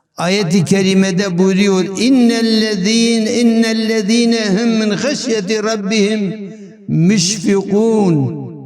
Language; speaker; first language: Turkish; non-native, local second language; Kurdish